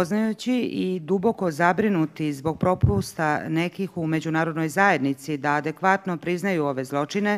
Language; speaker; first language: Croatian; native; Croatian